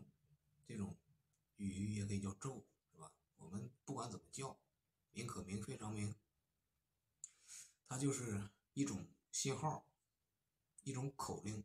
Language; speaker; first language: Chinese; native; Chinese